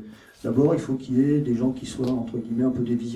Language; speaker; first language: French; native; French